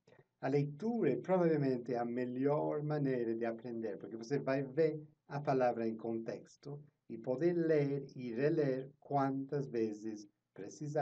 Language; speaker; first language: Portuguese; non-native, fluent; English